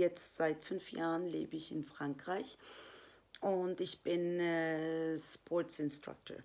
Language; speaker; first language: German; non-native, fluent; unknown